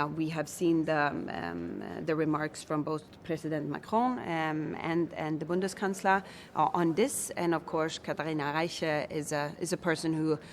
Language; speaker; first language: English; non-native, fluent; Swedish